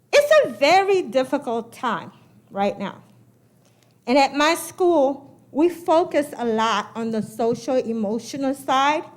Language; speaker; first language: English; early bilingual, other home language; Haitian Creole